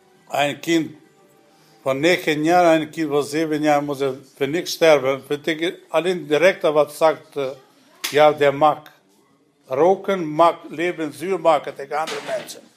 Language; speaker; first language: Dutch; non-native, learner; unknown